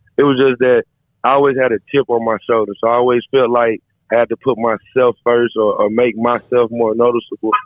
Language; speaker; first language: English; native; English